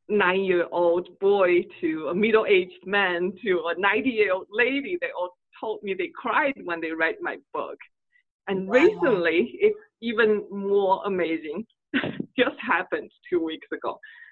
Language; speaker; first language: English; non-native, fluent; Chinese